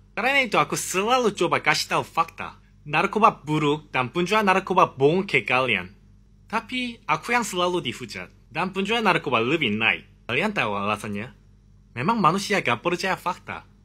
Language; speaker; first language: Indonesian; non-native, fluent; Korean